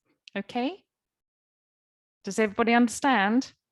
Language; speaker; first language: English; native; English